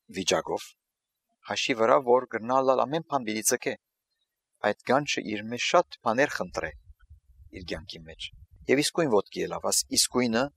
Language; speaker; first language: Armenian; early bilingual, heritage; Armenian